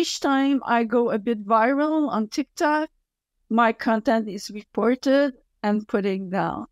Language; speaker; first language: English; non-native, fluent; French